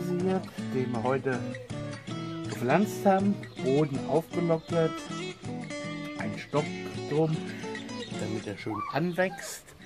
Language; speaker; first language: German; non-native, learner; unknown